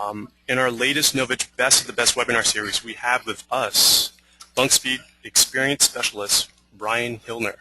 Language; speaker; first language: English; native; English